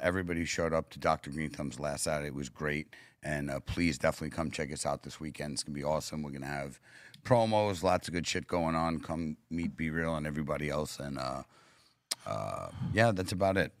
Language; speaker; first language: English; native; English